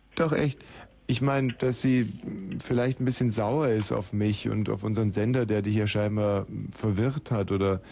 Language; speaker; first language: German; native; German